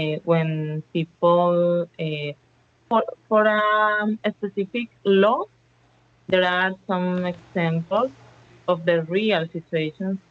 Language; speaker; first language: English; non-native, learner; Spanish